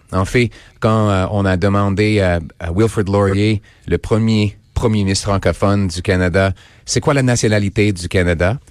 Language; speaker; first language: French; non-native, local second language; English